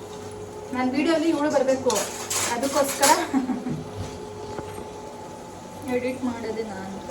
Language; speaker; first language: Kannada; native; Kannada